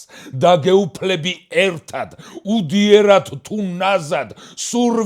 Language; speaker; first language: Georgian; native; Georgian